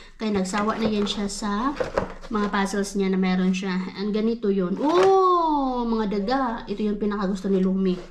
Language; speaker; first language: Filipino; native; Filipino